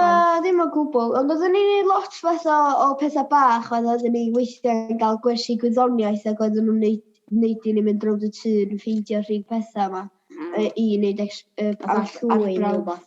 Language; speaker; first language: Welsh; native; Welsh